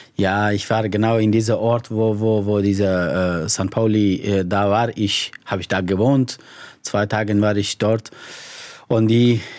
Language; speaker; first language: German; non-native, learner; Persian